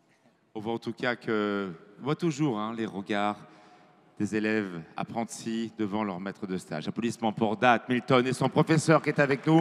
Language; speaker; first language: French; native; French